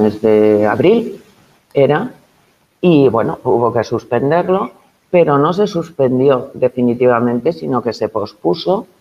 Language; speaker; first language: Spanish; native; Spanish